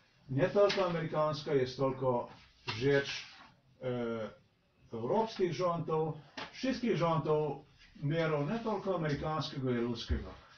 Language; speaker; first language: Polish; non-native, learner; Slovenian